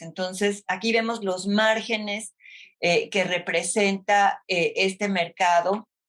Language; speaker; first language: Spanish; native; Spanish